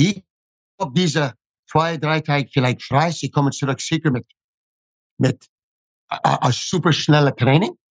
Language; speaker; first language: German; non-native, fluent; English